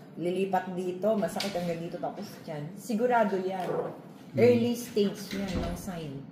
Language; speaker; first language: Filipino; non-native, local second language; Iloko